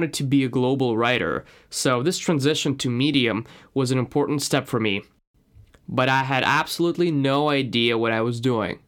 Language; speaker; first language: English; non-native, fluent; Russian